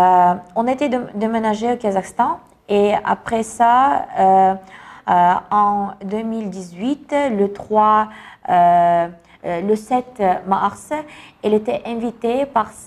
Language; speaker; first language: French; non-native, learner; Kazakh